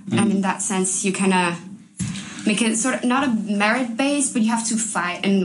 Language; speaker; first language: English; non-native, fluent; French